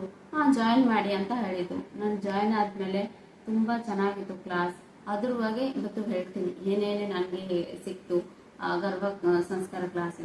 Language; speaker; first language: Kannada; non-native, local second language; Odia